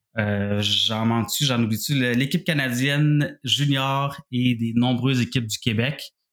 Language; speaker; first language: French; native; French